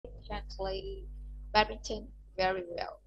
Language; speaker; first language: English; non-native, learner; Vietnamese